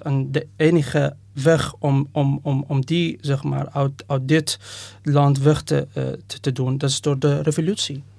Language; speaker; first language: Dutch; non-native, fluent; Persian